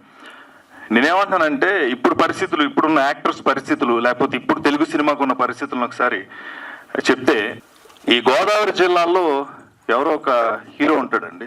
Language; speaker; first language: Telugu; native; Telugu